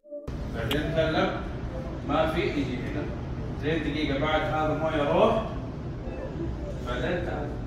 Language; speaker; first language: Arabic; non-native, learner; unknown